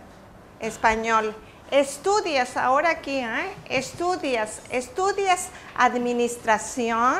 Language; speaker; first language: Spanish; native; Spanish